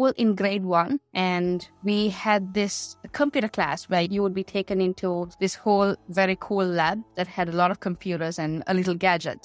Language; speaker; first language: English; non-native, local second language; Sinhala